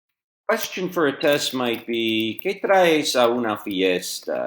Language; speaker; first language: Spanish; non-native, fluent; English